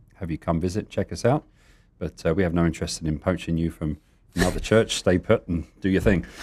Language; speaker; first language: English; native; English